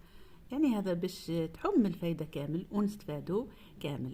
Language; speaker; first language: Arabic; native; Arabic